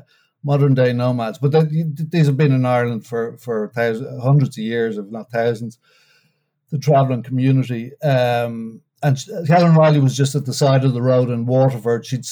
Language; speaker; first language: English; native; English